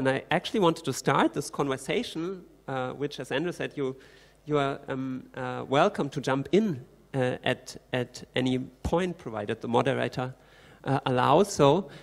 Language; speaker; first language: English; non-native, fluent; German